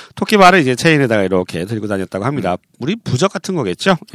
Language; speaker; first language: Korean; native; Korean